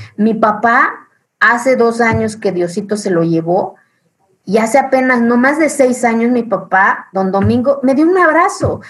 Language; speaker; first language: Spanish; early bilingual, other home language; Zapotec